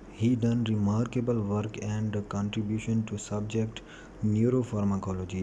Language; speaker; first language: English; non-native, local second language; Urdu